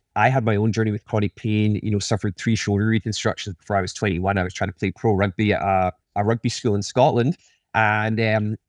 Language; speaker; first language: English; native; English